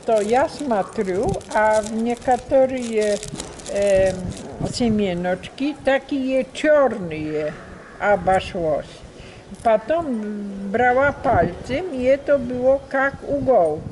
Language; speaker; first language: Russian; non-native, learner; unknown